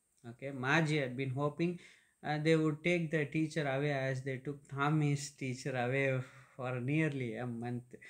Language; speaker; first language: English; non-native, local second language; Tamil